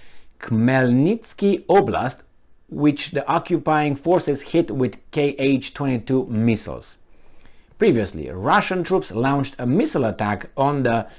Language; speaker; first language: English; non-native, fluent; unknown